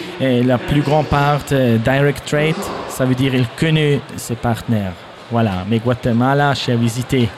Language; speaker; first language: French; non-native, fluent; German